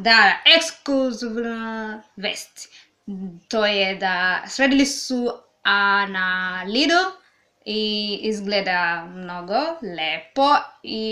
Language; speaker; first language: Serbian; non-native, learner; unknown